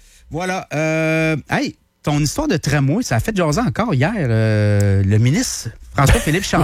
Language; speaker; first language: French; native; French